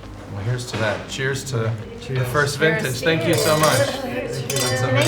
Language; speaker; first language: English; native; English